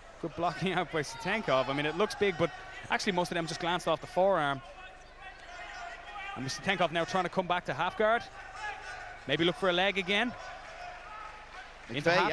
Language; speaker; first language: English; native; English